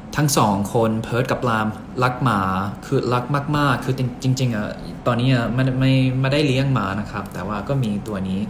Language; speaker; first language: Thai; early bilingual, other home language; English